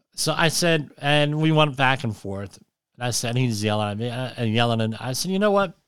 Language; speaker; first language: English; native; English